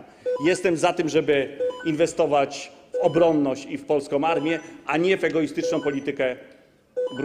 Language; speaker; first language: Polish; native; Polish